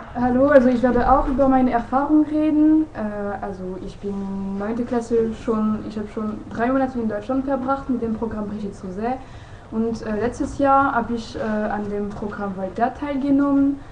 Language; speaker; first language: German; non-native, fluent; French